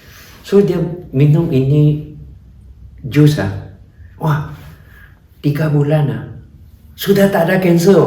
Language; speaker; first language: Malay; non-native, local second language; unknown